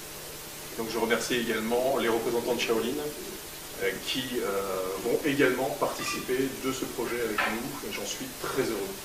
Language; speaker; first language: French; native; French